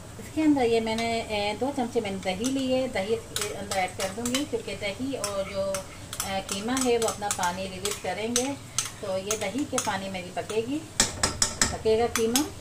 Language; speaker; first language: Hindi; native; Hindi